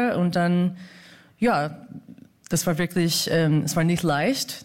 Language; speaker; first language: German; non-native, fluent; English